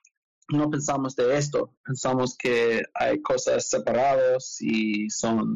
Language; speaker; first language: Spanish; non-native, learner; English